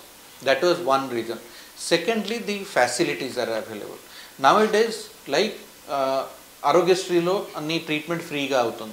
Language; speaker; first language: Telugu; non-native, fluent; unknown